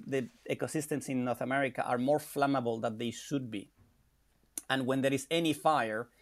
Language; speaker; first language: English; non-native, fluent; Spanish